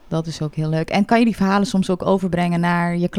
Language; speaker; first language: Dutch; native; Dutch